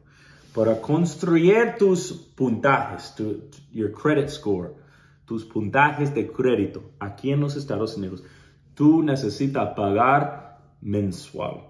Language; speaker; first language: Spanish; non-native, learner; English